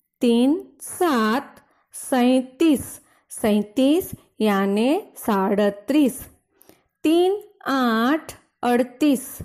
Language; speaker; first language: Hindi; non-native, local second language; Gujarati